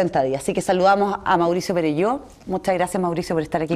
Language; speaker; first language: Spanish; native; Spanish